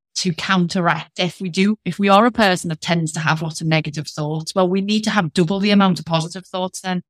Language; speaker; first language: English; native; English